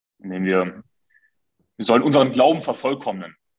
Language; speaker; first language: German; native; German